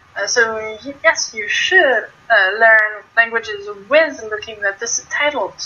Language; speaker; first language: English; non-native, fluent; French